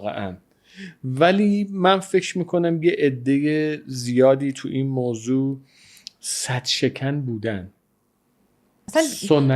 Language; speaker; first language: Persian; native; Persian